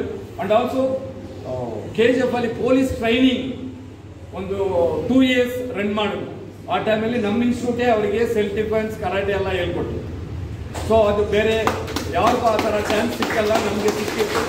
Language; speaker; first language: Kannada; non-native, local second language; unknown